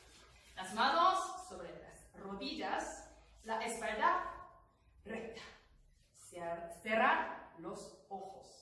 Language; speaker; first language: Spanish; non-native, learner; Korean